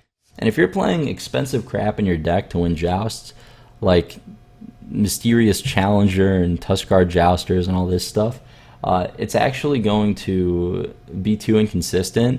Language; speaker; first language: English; native; English